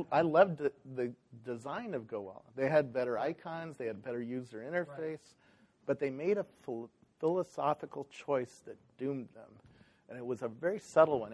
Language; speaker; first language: English; native; English